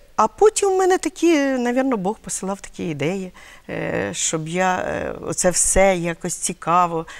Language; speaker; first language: Ukrainian; native; Ukrainian